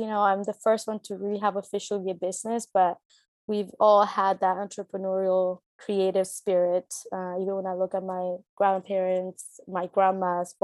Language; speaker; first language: English; early bilingual, other home language; Spanish